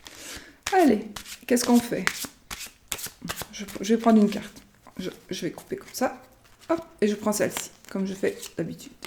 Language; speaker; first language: French; native; French